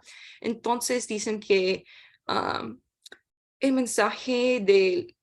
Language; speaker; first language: Spanish; non-native, learner; English